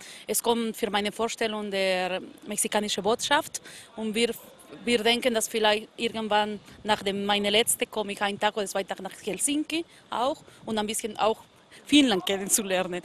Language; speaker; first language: German; non-native, fluent; Spanish